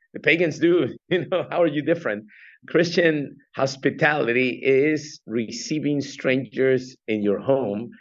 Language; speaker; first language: English; non-native, fluent; Spanish